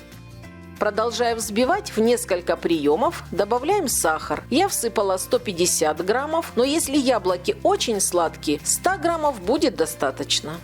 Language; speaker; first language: Russian; native; Russian